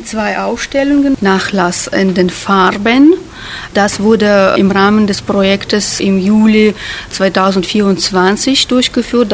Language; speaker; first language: German; non-native, fluent; Russian